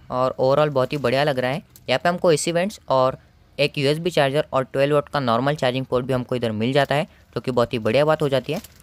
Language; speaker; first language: Hindi; non-native, local second language; Marathi